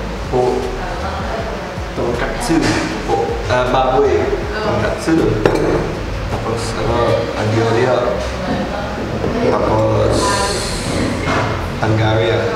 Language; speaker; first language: Filipino; non-native, learner; English